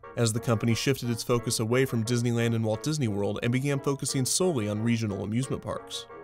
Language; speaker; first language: English; native; English